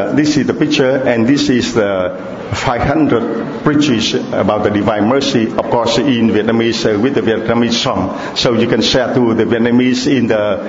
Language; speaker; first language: English; non-native, learner; Vietnamese